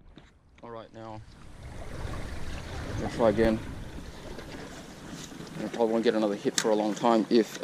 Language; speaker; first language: English; native; English